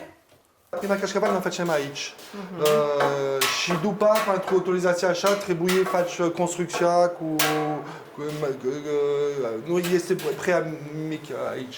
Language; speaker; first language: Romanian; non-native, learner; French